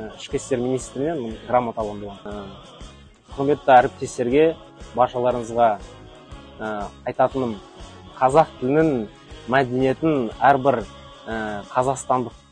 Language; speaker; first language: Kazakh; non-native, local second language; Tatar